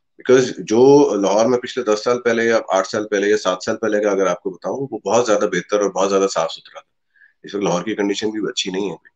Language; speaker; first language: Urdu; native; Urdu